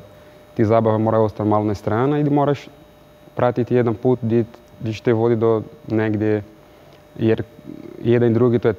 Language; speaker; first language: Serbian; non-native, learner; Portuguese